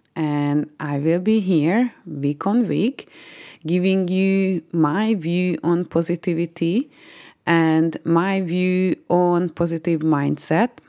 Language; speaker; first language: English; non-native, fluent; Hungarian